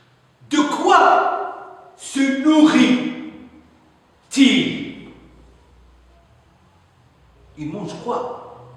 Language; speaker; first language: French; non-native, local second language; Arabic